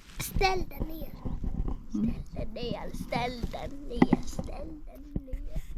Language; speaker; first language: Swedish; native; Swedish